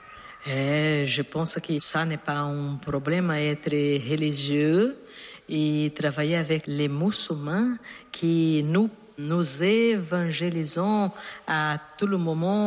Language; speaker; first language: French; non-native, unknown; Portuguese